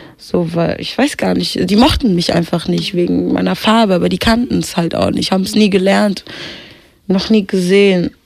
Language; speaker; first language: German; early bilingual, other home language; Swahili